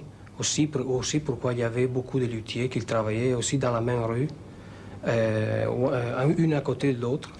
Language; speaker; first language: French; non-native, fluent; Italian